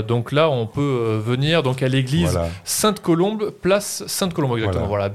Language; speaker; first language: French; native; French